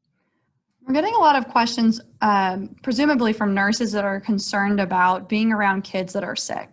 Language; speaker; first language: English; native; English